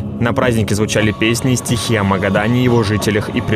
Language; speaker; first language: Russian; native; Russian